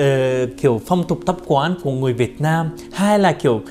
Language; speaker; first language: Vietnamese; non-native, fluent; Arabic